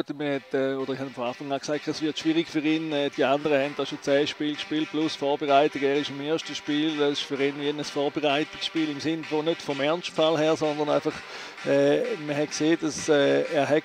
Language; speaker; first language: German; native; German